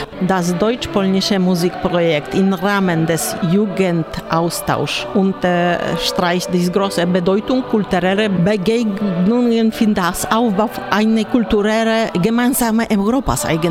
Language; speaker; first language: German; non-native, learner; Polish